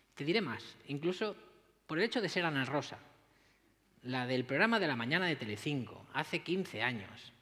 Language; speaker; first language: Spanish; native; Spanish